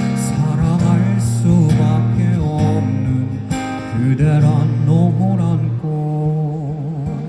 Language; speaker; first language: Korean; native; Korean